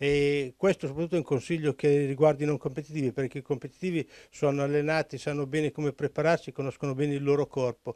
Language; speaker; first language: Italian; native; Italian